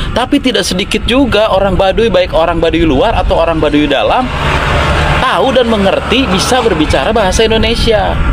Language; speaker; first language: Indonesian; non-native, local second language; Sundanese